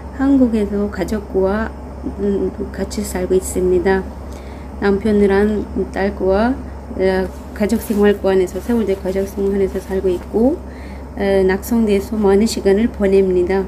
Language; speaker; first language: Korean; non-native, fluent; Turkish